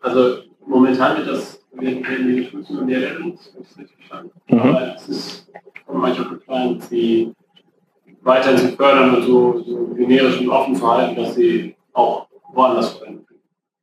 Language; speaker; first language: German; native; German